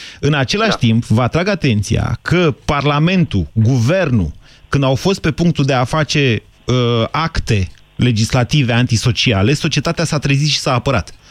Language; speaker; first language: Romanian; native; Romanian